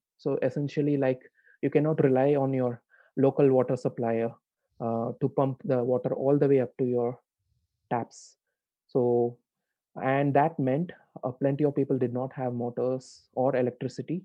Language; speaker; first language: English; non-native, local second language; Tamil